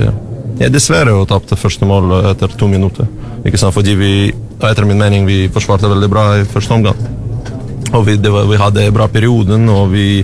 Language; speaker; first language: Norwegian; non-native, fluent; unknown